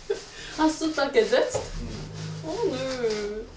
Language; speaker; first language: German; non-native, learner; Korean